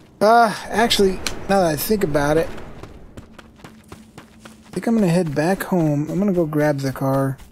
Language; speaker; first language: English; native; English